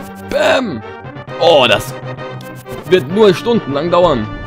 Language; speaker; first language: German; native; German